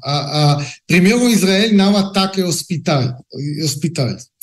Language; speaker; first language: Portuguese; non-native, learner; Hebrew